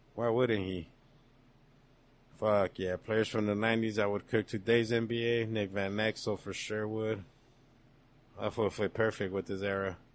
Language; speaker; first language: English; early bilingual, other home language; Spanish